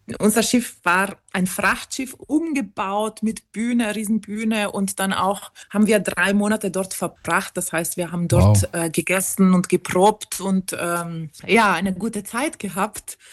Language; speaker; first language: German; non-native, local second language; Ladin